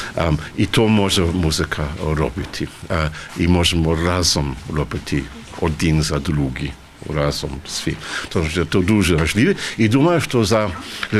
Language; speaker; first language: Polish; non-native, learner; English